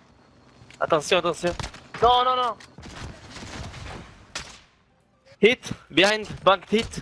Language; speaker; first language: English; non-native, fluent; Hebrew